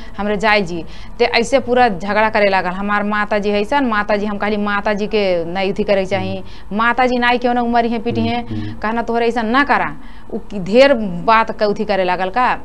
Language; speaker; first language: Bhojpuri; native; Bhojpuri